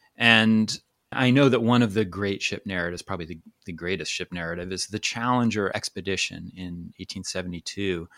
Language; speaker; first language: English; native; English